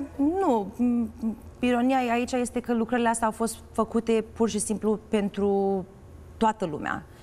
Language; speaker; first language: Romanian; early bilingual, heritage; Romanian